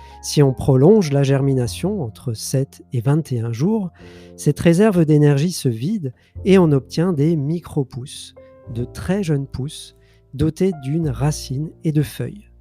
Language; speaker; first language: French; native; French